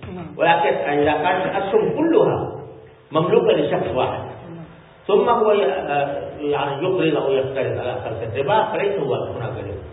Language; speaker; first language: Arabic; non-native, fluent; Urdu